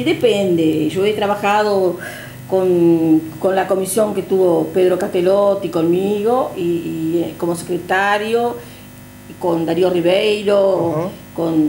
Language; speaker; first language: Spanish; native; Spanish